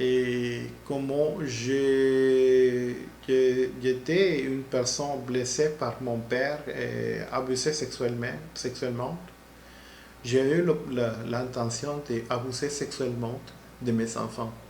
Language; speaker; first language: French; non-native, learner; Spanish